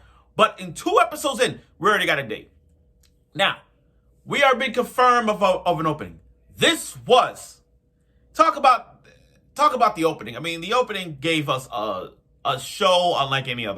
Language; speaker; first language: English; native; English